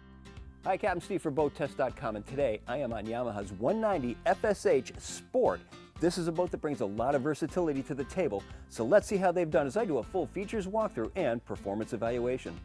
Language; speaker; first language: English; native; English